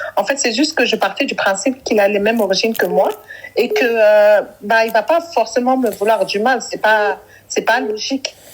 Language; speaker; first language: French; early bilingual, other home language; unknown